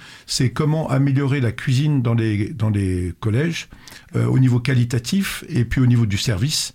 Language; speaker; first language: French; native; French